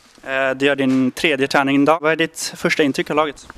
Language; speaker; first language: Swedish; native; Swedish